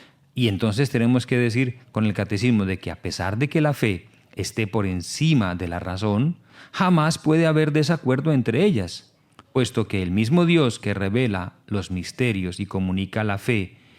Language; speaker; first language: Spanish; native; Spanish